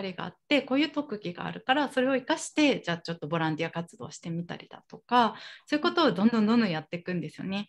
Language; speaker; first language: Japanese; native; Japanese